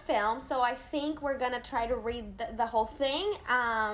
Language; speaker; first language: English; non-native, fluent; Spanish